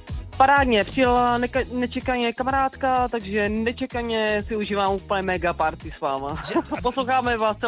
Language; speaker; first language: Czech; native; Czech